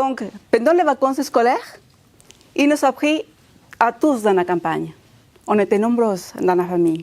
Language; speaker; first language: French; non-native, fluent; Spanish